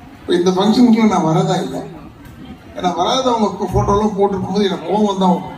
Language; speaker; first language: Tamil; native; Tamil